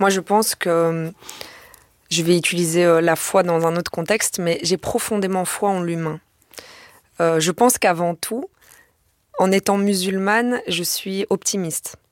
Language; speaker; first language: French; native; French